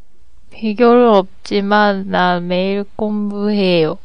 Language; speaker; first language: Korean; non-native, learner; Japanese